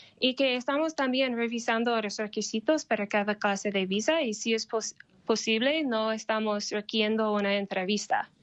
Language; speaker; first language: Spanish; non-native, learner; English